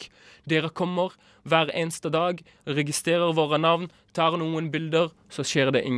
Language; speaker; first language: Norwegian; early bilingual, other home language; Arabic